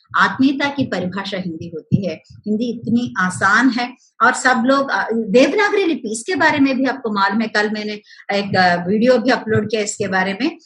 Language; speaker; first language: Hindi; non-native, local second language; Telugu